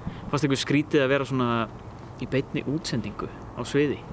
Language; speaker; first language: Icelandic; native; Icelandic